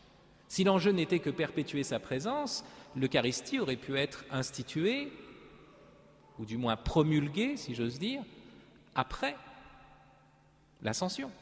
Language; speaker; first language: French; native; French